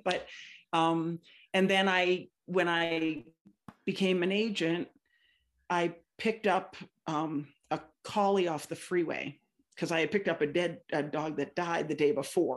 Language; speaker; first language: English; native; English